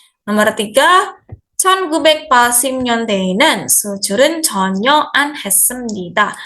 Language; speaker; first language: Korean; non-native, fluent; Indonesian